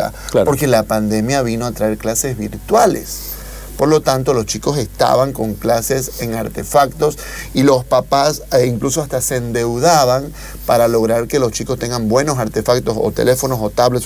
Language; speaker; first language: Spanish; native; Spanish